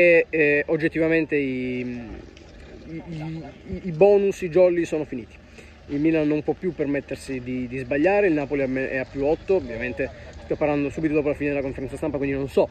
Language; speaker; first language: Italian; native; Italian